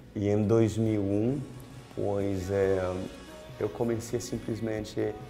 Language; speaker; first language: Portuguese; non-native, fluent; French